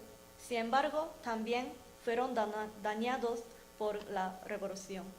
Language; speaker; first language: Spanish; non-native, learner; Japanese